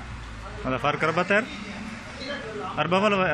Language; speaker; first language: Arabic; non-native, learner; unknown